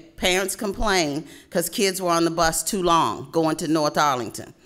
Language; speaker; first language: English; native; English